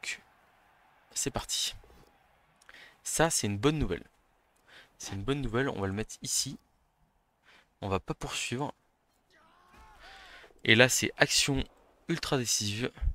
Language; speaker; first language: French; native; French